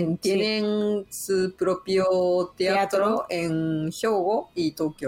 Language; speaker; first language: Spanish; non-native, learner; Japanese